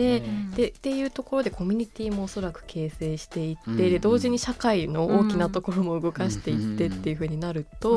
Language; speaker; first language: Japanese; native; Japanese